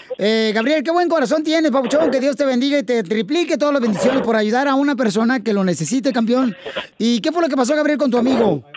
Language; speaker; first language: Spanish; native; Spanish